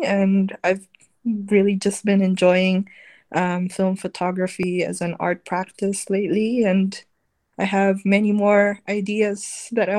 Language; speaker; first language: English; non-native, local second language; Filipino